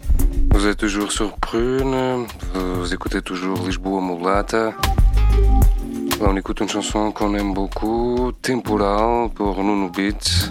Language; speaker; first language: French; non-native, fluent; Portuguese